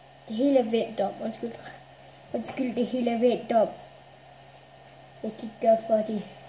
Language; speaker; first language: Danish; early bilingual, other home language; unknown